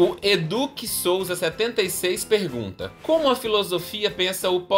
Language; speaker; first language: Portuguese; native; Portuguese